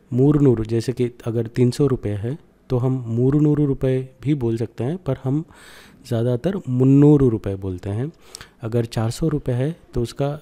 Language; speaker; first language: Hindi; non-native, local second language; Kannada